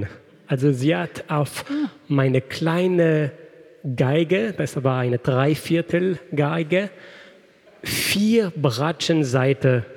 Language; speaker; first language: German; non-native, fluent; French